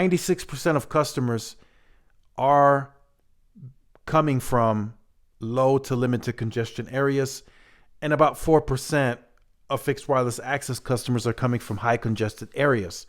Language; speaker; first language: English; native; English